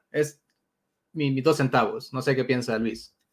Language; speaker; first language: Spanish; native; Spanish